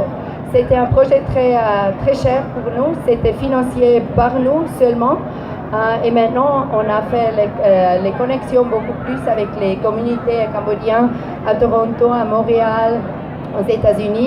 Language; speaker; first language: French; non-native, learner; English